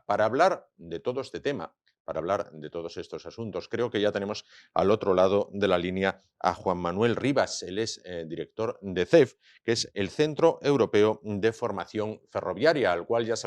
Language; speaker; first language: Spanish; native; Spanish